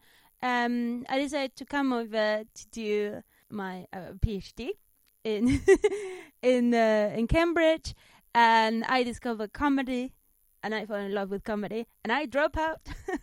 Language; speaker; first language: English; non-native, fluent; Spanish